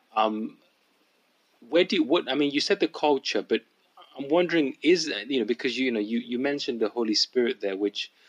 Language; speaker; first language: English; early bilingual, other home language; Yoruba